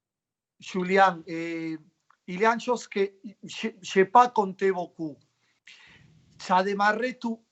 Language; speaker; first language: French; non-native, fluent; Spanish